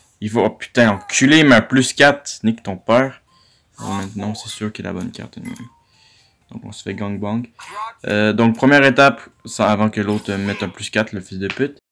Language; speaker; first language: French; native; French